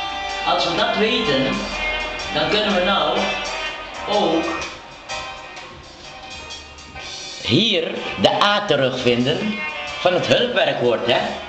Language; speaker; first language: Dutch; non-native, local second language; Papiamento